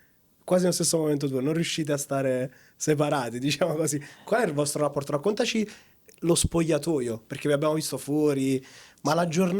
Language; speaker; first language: Italian; native; Italian